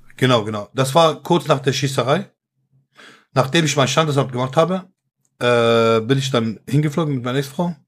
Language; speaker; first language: German; early bilingual, other home language; Kurdish